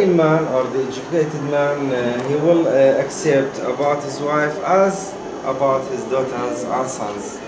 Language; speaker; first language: English; non-native, learner; Arabic